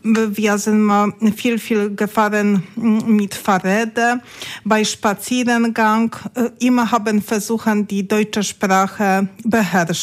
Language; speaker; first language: German; non-native, learner; Polish